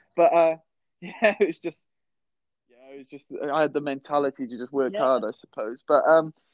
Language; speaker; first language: English; native; English